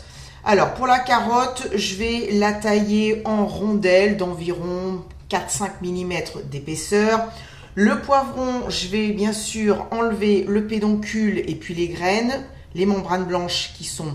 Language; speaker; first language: French; native; French